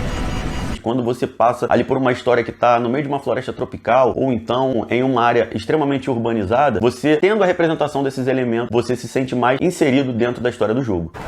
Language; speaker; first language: Portuguese; native; Portuguese